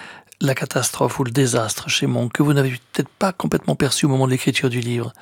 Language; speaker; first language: French; native; French